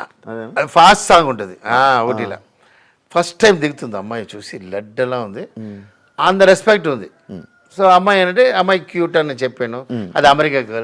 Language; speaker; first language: Telugu; non-native, learner; Tamil